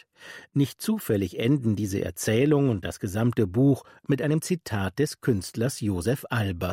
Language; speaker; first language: German; native; German